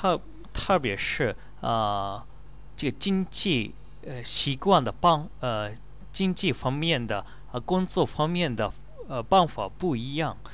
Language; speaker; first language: Chinese; non-native, learner; Japanese